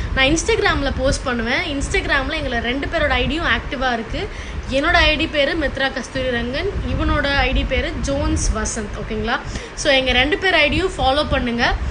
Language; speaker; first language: Tamil; native; Tamil